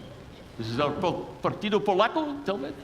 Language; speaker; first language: Spanish; non-native, fluent; English